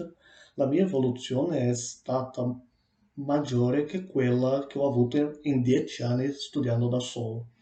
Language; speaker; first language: Italian; non-native, learner; Portuguese